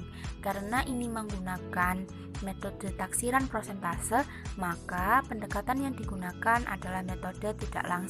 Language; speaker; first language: Indonesian; native; Indonesian